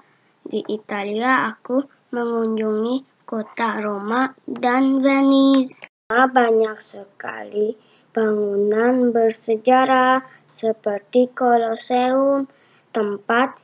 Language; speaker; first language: Indonesian; early bilingual, heritage; Indonesian